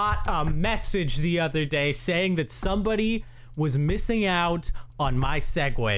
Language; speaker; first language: English; native; English